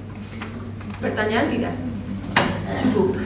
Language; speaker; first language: Indonesian; non-native, fluent; Spanish